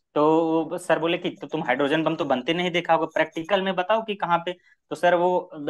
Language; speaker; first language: Hindi; native; Hindi